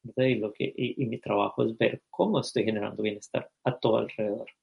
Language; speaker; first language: Spanish; native; Spanish